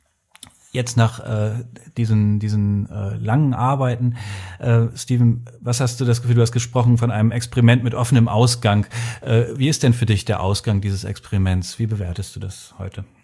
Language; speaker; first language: German; native; German